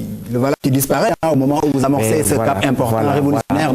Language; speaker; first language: French; non-native, local second language; Wolof